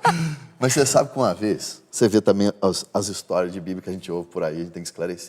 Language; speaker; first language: Portuguese; native; Portuguese